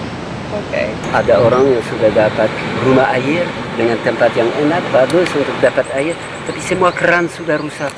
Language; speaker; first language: Indonesian; non-native, fluent; French